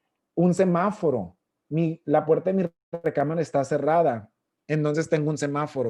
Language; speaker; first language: Spanish; native; Spanish